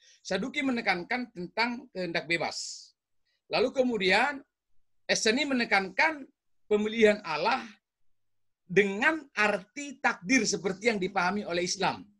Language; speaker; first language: Indonesian; native; Indonesian